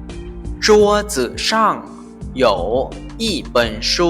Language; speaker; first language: Chinese; non-native, fluent; Lao